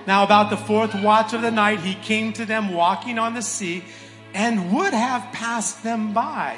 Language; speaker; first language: English; native; English